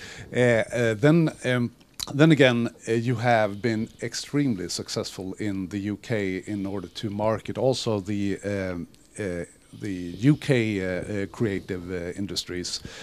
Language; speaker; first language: English; non-native, fluent; Swedish